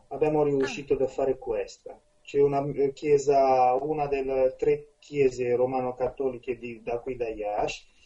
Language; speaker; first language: Italian; non-native, fluent; Romanian